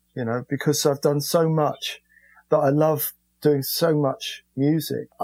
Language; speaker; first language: English; native; English